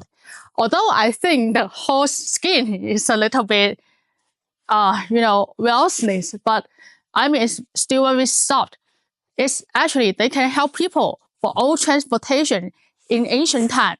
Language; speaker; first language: English; non-native, learner; Chinese